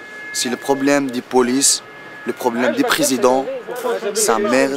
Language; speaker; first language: French; non-native, learner; Arabic